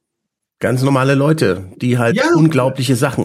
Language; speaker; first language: German; native; German